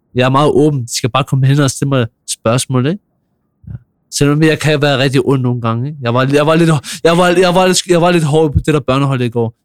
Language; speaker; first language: Danish; early bilingual, other home language; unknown